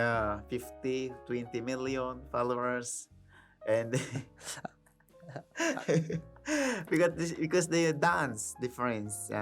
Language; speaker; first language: English; non-native, learner; Filipino